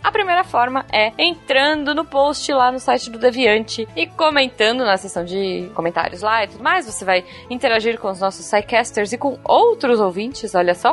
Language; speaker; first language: Portuguese; native; Portuguese